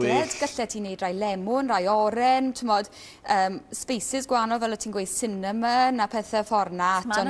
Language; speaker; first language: Welsh; native; Welsh